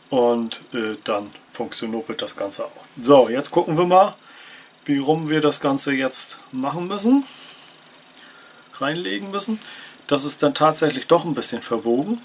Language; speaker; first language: German; native; German